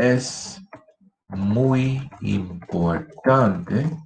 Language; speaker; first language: Spanish; non-native, fluent; English